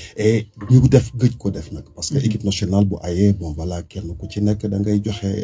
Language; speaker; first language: Wolof; non-native, local second language; Jola-Fonyi